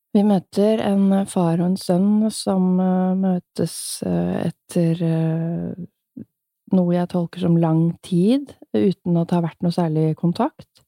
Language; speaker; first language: Norwegian; native; Norwegian